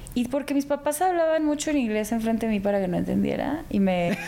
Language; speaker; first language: Spanish; native; Spanish